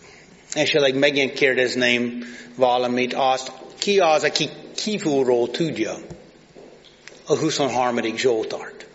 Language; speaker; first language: Hungarian; non-native, fluent; English